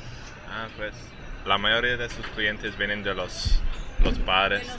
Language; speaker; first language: Spanish; non-native, learner; English